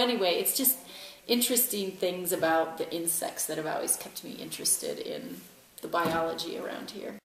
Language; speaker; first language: English; native; English